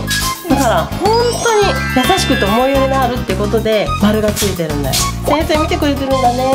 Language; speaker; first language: Japanese; native; Japanese